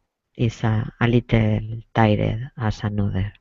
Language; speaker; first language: English; non-native, learner; Spanish